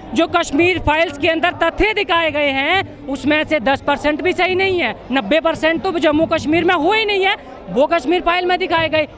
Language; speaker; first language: Hindi; native; Hindi